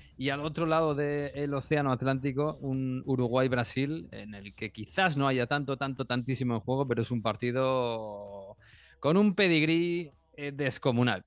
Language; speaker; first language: Spanish; native; Spanish